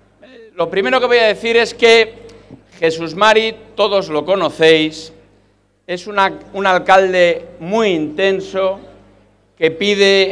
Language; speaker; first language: Spanish; native; Spanish